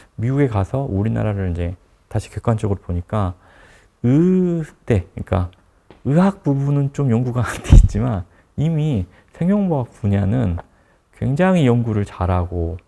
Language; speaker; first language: Korean; native; Korean